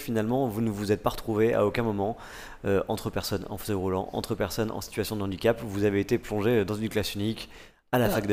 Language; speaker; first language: French; native; French